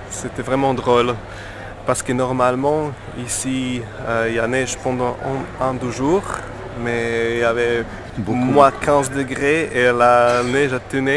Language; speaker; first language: French; non-native, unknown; Slovak